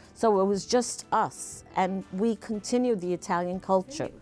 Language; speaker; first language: English; early bilingual, other home language; Italian